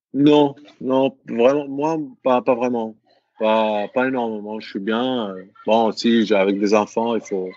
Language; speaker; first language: French; non-native, fluent; Greek